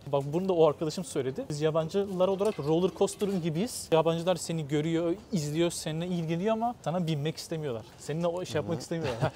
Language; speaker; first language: Turkish; native; Turkish